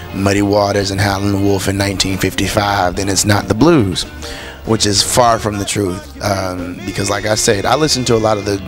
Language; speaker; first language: English; native; English